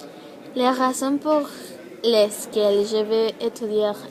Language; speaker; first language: French; non-native, learner; Spanish